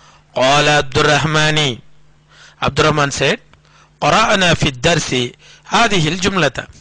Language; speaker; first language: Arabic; non-native, fluent; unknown